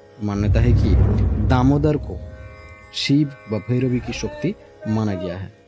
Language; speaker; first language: Hindi; non-native, local second language; Bangla